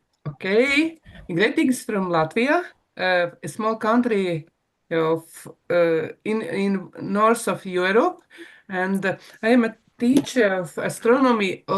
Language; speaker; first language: English; non-native, learner; Latvian